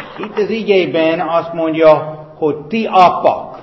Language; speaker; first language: Hungarian; non-native, fluent; English